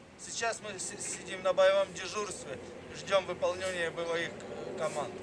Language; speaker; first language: Russian; native; Russian